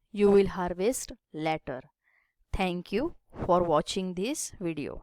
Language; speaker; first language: English; non-native, local second language; Marathi